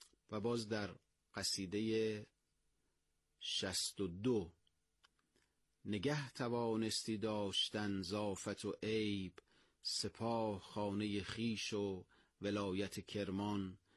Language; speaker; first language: Persian; native; Persian